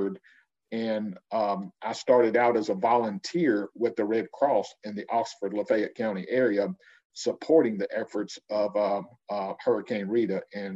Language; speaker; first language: English; native; English